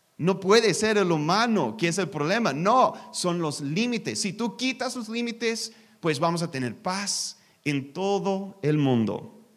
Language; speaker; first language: Spanish; non-native, learner; English